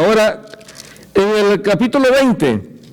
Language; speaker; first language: Spanish; native; Spanish